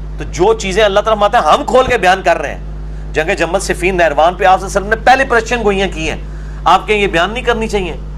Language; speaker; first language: Urdu; non-native, local second language; Punjabi